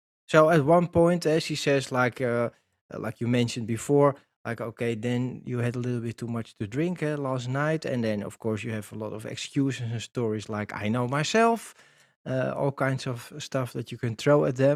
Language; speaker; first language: English; non-native, fluent; Dutch